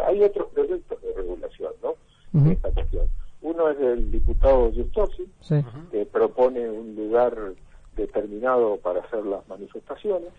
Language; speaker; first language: Spanish; native; Spanish